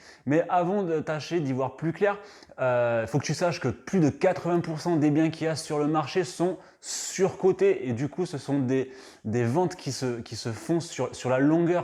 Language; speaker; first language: French; native; French